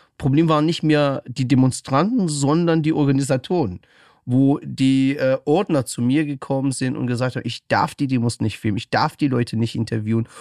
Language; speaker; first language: German; early bilingual, other home language; Persian